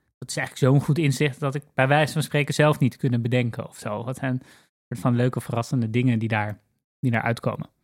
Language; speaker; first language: Dutch; native; Dutch